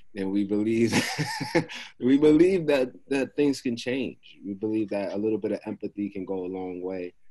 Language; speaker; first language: English; native; English